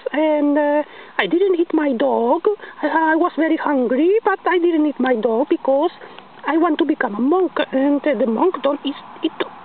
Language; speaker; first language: English; non-native, learner; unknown